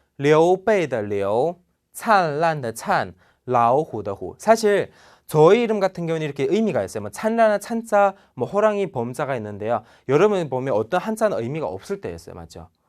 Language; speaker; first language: Korean; non-native, fluent; Chinese